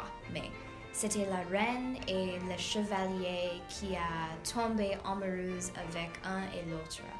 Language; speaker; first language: French; non-native, learner; English